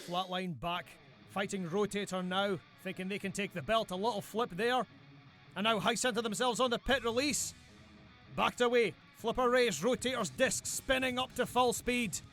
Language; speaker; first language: English; native; English